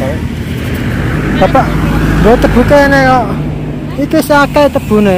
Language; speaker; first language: Indonesian; non-native, local second language; Javanese